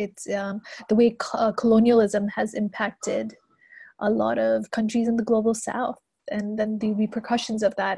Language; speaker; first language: English; non-native, local second language; Urdu